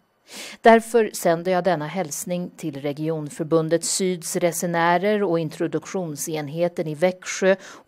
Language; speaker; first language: Swedish; native; Swedish